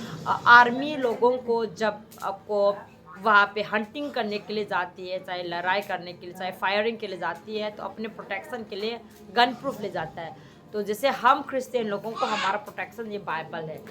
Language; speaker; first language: Hindi; non-native, local second language; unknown